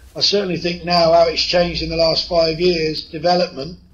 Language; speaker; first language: English; native; English